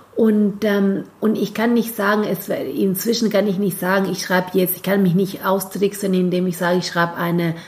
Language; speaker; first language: German; non-native, fluent; Spanish